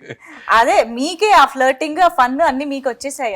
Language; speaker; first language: Telugu; native; Telugu